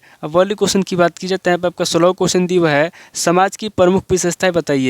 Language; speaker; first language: Hindi; native; Hindi